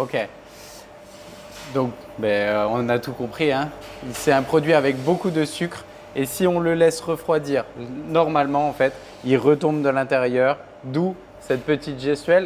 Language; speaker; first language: French; native; French